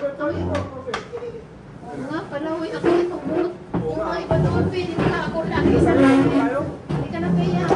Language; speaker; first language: Filipino; native; Filipino